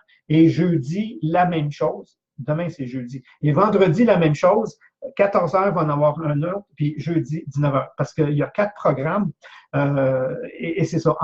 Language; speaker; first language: French; native; French